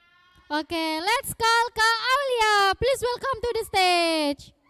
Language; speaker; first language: English; non-native, fluent; Indonesian